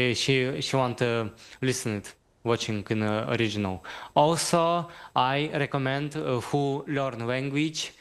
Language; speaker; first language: English; non-native, learner; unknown